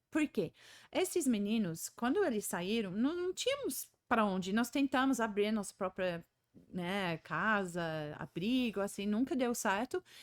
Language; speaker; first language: Portuguese; non-native, fluent; English